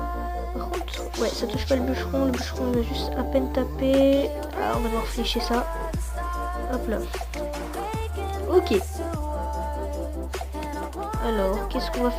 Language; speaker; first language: French; native; French